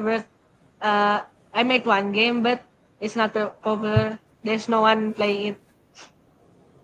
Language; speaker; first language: English; non-native, learner; Indonesian